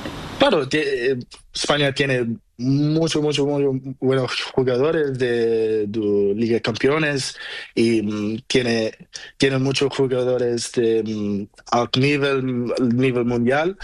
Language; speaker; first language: Spanish; non-native, learner; Portuguese